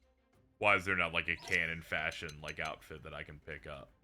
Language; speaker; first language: English; native; English